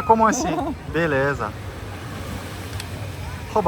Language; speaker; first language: Portuguese; non-native, learner; Russian